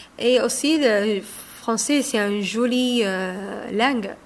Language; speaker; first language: French; non-native, learner; Somali